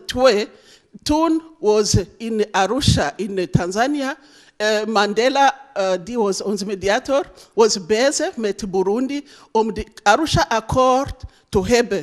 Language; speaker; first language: Dutch; non-native, learner; Rundi